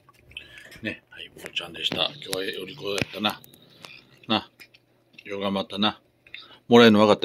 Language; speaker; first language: Japanese; native; Japanese